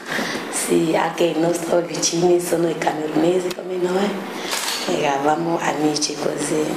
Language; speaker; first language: Italian; non-native, learner; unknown